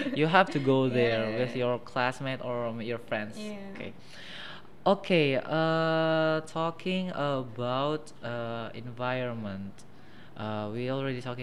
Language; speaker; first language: English; non-native, fluent; Indonesian